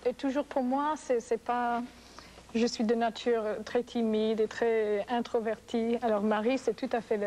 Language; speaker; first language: French; non-native, fluent; English